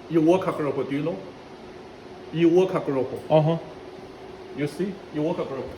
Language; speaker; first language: English; non-native, learner; Chinese